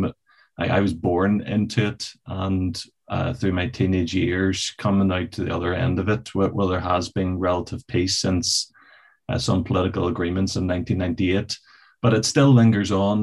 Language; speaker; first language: English; native; English